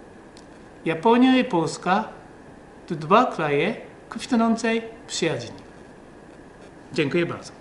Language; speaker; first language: Polish; non-native, learner; Japanese